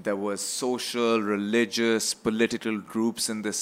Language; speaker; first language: English; non-native, local second language; Urdu